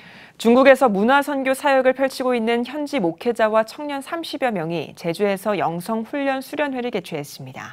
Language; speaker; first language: Korean; native; Korean